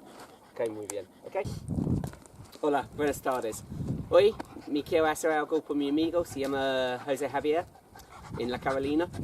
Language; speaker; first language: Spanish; non-native, learner; English